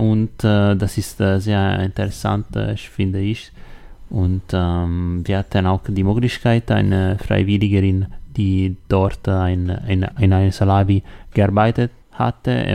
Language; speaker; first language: German; non-native, learner; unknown